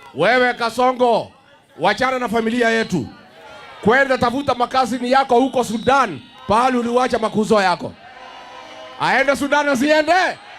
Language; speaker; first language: Swahili; non-native, local second language; Kikuyu